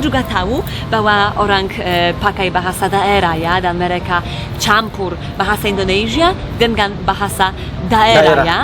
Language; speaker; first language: Indonesian; non-native, fluent; Polish